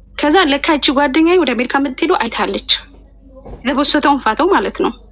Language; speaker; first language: Amharic; native; Amharic